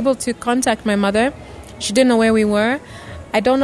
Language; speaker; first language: English; non-native, local second language; Bemba